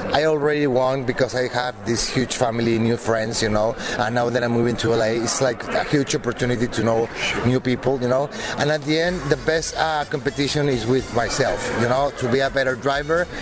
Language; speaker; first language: English; non-native, fluent; Spanish